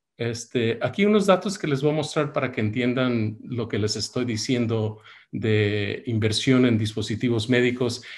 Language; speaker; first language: Spanish; early bilingual, heritage; Spanish